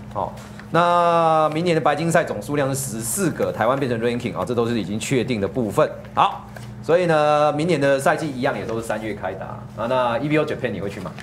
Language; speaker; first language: Chinese; native; Chinese